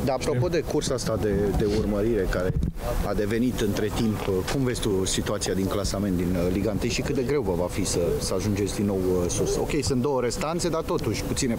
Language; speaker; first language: Romanian; native; Romanian